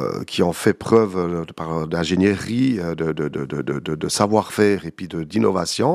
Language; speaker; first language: French; native; French